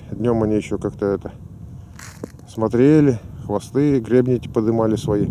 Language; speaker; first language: Russian; native; Russian